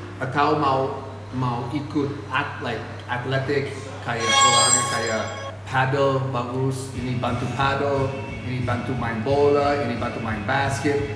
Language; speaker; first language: Indonesian; non-native, fluent; English